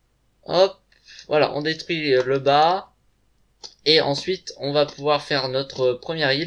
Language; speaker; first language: French; native; French